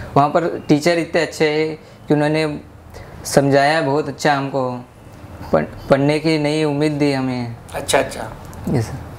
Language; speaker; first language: Hindi; native; Hindi